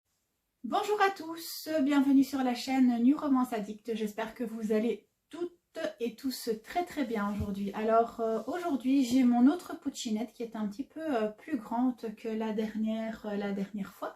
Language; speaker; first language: French; native; French